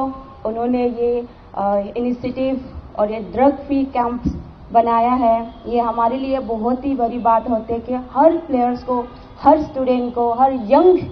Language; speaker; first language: Hindi; non-native, local second language; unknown